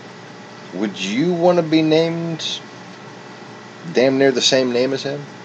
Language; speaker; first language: English; native; English